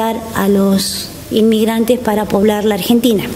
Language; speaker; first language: Spanish; native; Spanish